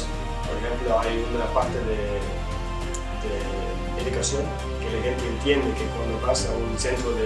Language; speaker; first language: Spanish; non-native, fluent; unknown